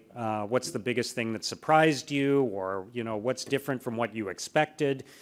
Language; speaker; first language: English; native; English